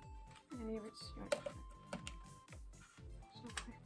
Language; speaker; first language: French; native; French